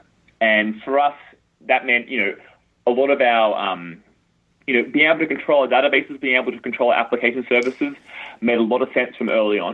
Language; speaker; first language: English; native; English